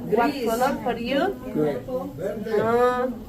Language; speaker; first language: English; non-native, learner; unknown